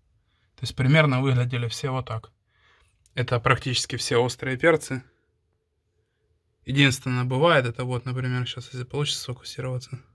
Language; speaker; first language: Russian; native; Russian